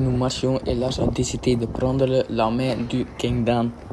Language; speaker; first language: French; non-native, local second language; Dutch